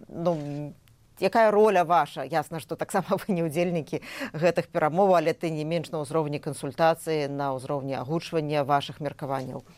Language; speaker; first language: Belarusian; non-native, local second language; Russian